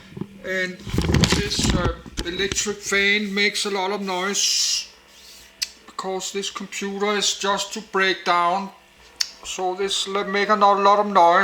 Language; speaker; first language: English; non-native, learner; Danish